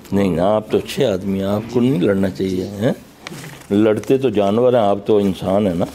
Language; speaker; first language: Urdu; non-native, local second language; Punjabi